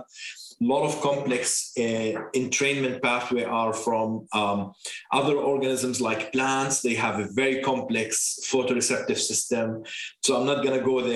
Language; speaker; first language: English; non-native, fluent; Arabic